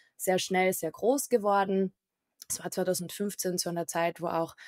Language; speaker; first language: German; native; German